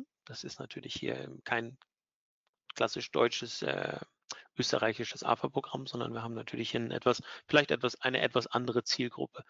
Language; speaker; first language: German; native; German